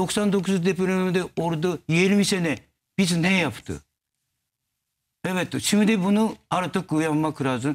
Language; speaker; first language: Turkish; non-native, learner; Japanese